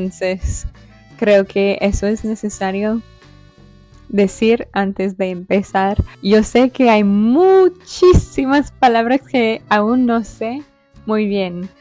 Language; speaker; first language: Spanish; non-native, fluent; English